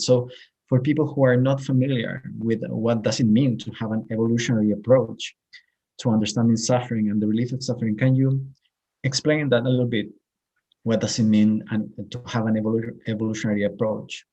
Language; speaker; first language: English; non-native, fluent; Spanish